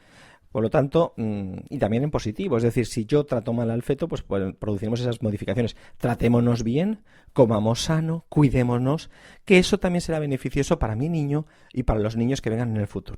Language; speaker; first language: Spanish; native; Spanish